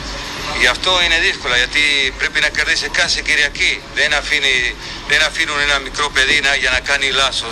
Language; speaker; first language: Greek; non-native, fluent; Spanish